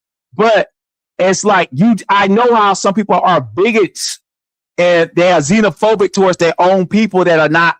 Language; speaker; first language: English; native; English